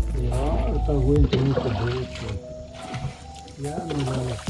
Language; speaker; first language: Spanish; native; Spanish